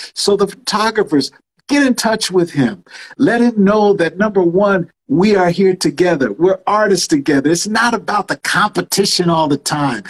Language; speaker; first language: English; native; English